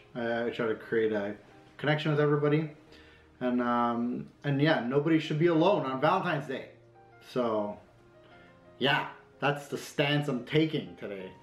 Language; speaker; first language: English; native; English